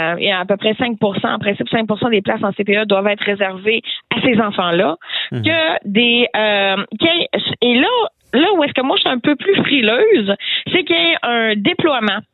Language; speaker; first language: French; native; French